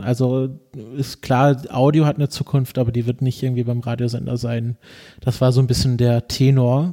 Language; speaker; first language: German; native; German